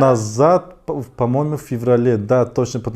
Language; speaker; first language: Russian; non-native, fluent; Tajik